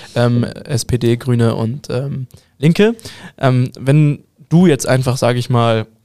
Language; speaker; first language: German; native; German